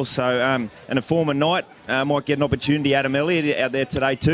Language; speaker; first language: English; native; English